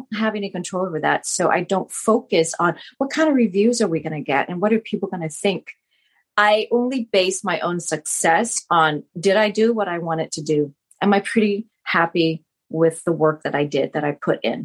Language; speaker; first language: English; non-native, fluent; Vietnamese